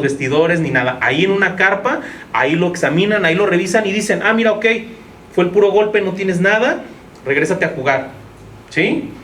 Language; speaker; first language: Spanish; native; Spanish